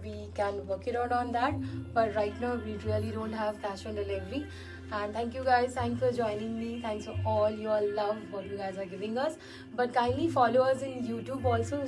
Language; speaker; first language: English; non-native, local second language; Hindi